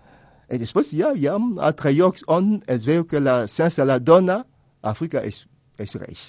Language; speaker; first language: Catalan; non-native, fluent; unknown